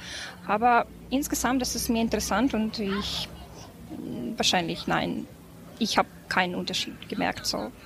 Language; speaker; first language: German; non-native, fluent; Ukrainian